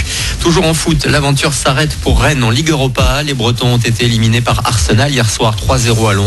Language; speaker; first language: French; native; French